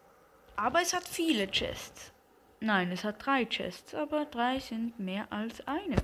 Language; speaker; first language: German; native; German